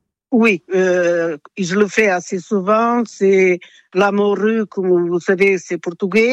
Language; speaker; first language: French; non-native, fluent; Portuguese